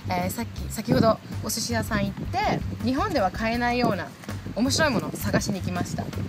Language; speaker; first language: Japanese; native; Japanese